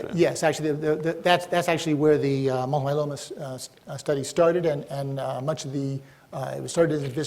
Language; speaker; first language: English; native; English